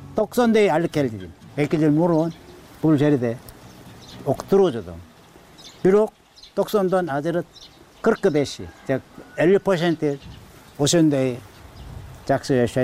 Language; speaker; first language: Kyrgyz; non-native, learner; Korean